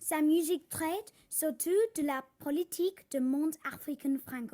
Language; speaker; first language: French; non-native, learner; English